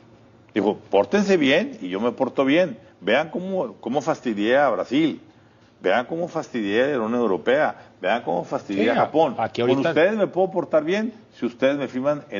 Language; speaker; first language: Spanish; native; Spanish